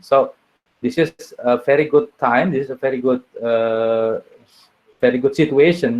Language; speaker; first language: English; non-native, learner; Indonesian